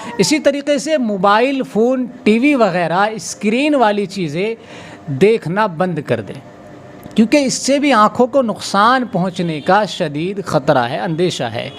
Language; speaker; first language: Urdu; native; Urdu